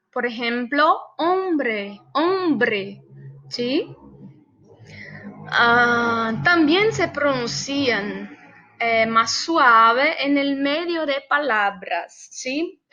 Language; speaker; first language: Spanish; non-native, fluent; Portuguese